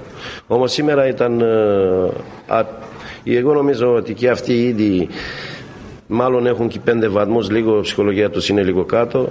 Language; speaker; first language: Greek; non-native, fluent; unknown